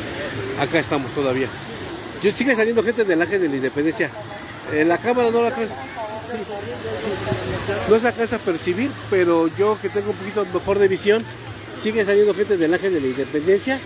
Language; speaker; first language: Spanish; native; Spanish